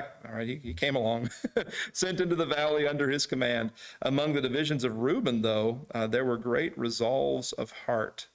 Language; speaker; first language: English; native; English